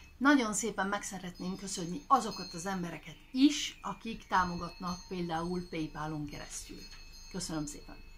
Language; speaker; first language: Hungarian; early bilingual, heritage; French